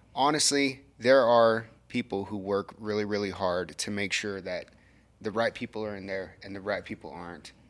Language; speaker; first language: English; native; English